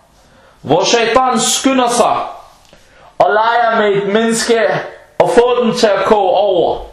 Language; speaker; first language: Danish; non-native, fluent; Arabic